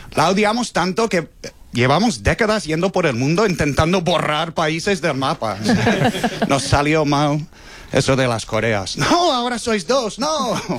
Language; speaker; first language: Spanish; non-native, fluent; English